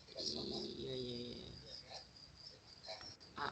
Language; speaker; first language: English; non-native, learner; Indonesian